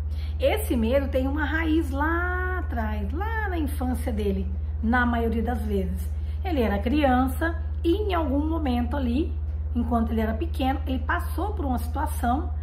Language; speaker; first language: Portuguese; native; Portuguese